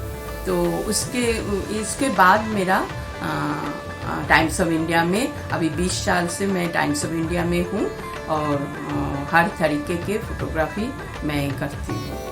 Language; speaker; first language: Hindi; non-native, local second language; Bangla